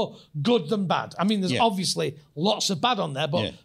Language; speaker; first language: English; native; English